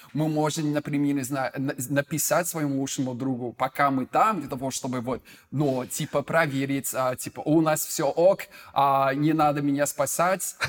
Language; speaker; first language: Russian; non-native, fluent; English